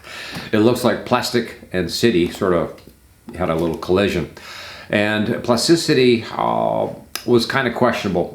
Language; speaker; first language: English; native; English